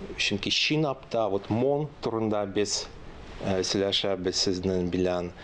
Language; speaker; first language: Tatar; non-native, local second language; Russian